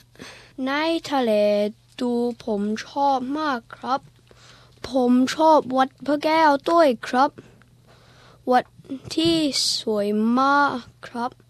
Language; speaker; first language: Thai; early bilingual, heritage; Thai